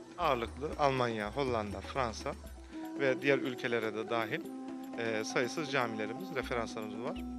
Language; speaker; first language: Turkish; early bilingual, heritage; Turkish